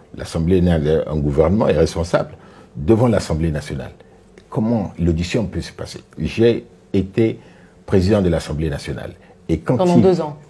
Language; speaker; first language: French; non-native, local second language; Sango